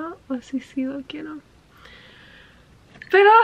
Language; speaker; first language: Spanish; early bilingual, heritage; English